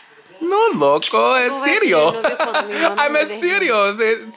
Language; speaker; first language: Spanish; non-native, learner; English